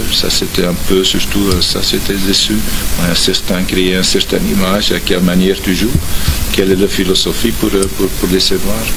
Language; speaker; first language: French; non-native, local second language; Dutch